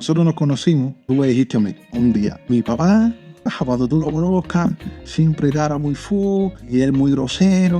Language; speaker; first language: Spanish; native; Spanish